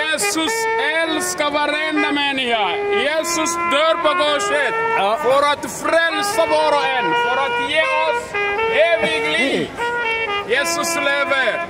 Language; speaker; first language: Swedish; non-native, learner; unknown